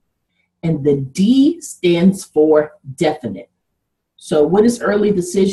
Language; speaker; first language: English; native; English